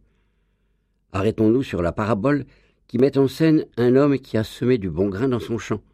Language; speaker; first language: French; native; French